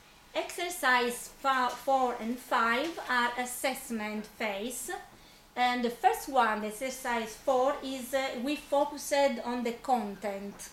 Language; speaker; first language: English; non-native, fluent; Italian